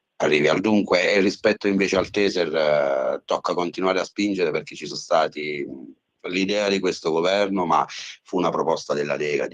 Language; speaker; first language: Italian; native; Italian